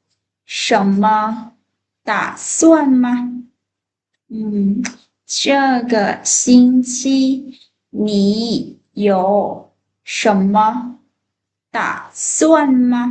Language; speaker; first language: Chinese; non-native, fluent; Lao